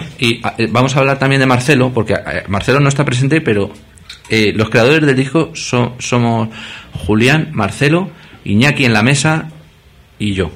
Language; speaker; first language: Spanish; native; Spanish